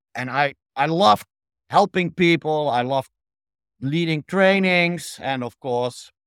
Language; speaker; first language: English; non-native, fluent; Dutch